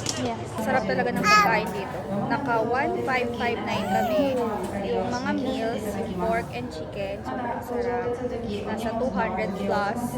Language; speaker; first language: Filipino; native; Filipino